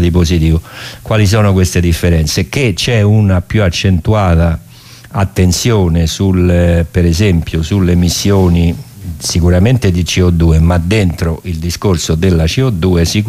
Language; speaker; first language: Italian; native; Italian